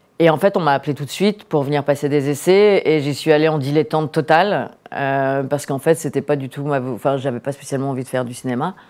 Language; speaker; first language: French; native; French